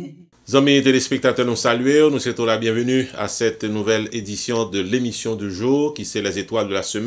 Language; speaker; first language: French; non-native, local second language; Haitian Creole